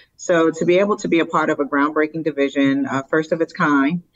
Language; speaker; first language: English; native; English